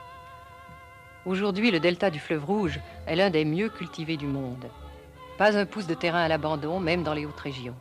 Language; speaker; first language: French; native; French